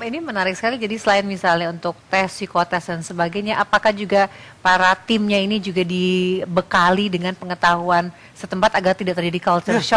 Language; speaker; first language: Indonesian; native; Indonesian